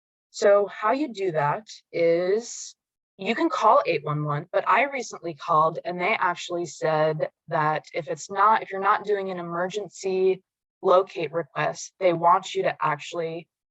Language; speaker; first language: English; native; English